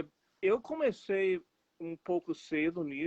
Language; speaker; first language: Portuguese; non-native, fluent; English